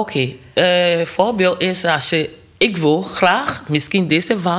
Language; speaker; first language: Dutch; non-native, learner; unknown